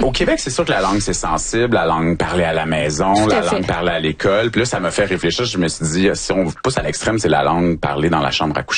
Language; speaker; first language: French; native; French